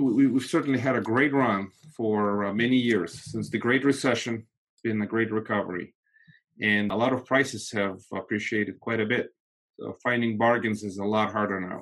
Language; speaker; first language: English; non-native, fluent; Russian